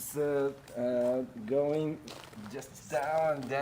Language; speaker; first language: English; non-native, learner; Japanese